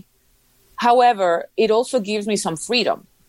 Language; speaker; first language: English; non-native, fluent; Spanish